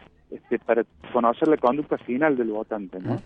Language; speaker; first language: Spanish; native; Spanish